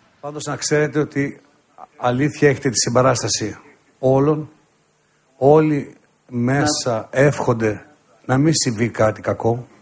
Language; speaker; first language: Greek; native; Greek